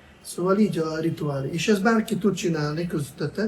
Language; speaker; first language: Hungarian; non-native, fluent; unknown